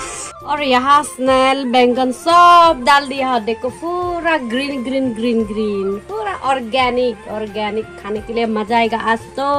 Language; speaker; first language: Hindi; non-native, local second language; Chakma